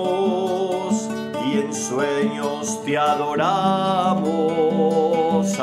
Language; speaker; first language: Spanish; native; Spanish